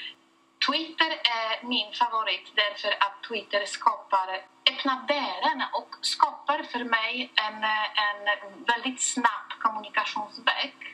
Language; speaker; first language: Swedish; non-native, fluent; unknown